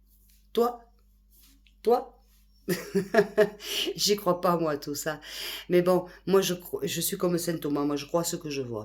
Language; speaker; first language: French; native; French